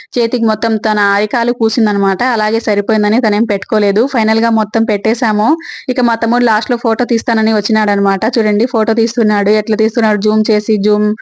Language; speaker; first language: Telugu; native; Telugu